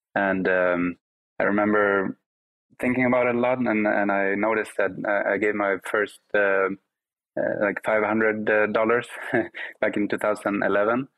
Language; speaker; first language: English; non-native, fluent; Swedish